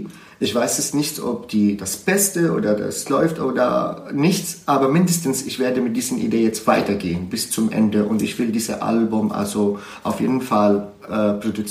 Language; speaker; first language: German; non-native, learner; Arabic